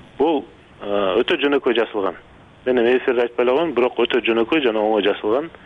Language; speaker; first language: Kyrgyz; native; Kyrgyz